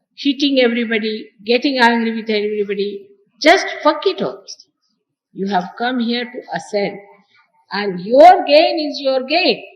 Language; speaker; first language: English; non-native, local second language; Marathi